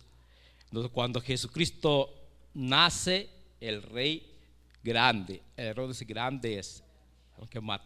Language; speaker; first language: Spanish; non-native, fluent; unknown